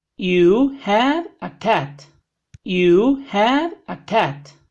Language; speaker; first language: English; non-native, fluent; Spanish